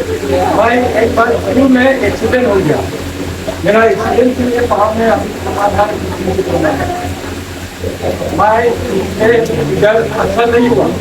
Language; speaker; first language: Hindi; non-native, local second language; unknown